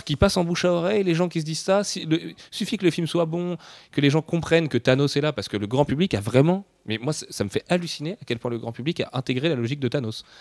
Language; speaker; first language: French; native; French